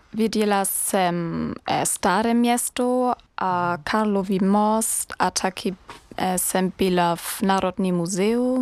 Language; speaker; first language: Czech; non-native, learner; German